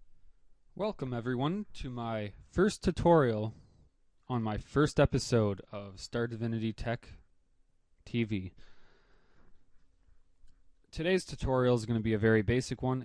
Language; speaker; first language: English; native; English